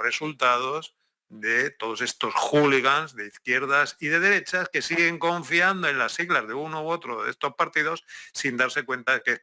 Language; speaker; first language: Spanish; native; Spanish